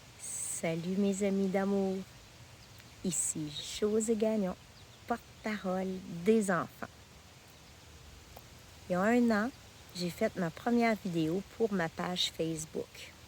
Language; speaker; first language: French; native; French